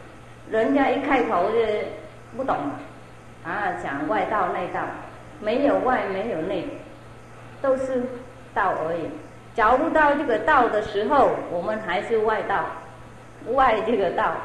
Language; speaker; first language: Chinese; non-native, fluent; Vietnamese